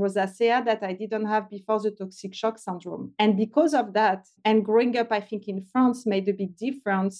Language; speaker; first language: English; non-native, fluent; French